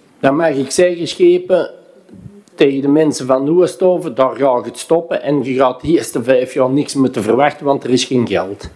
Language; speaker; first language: Dutch; native; Dutch